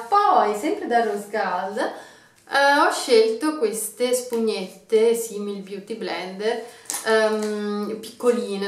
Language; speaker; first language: Italian; native; Italian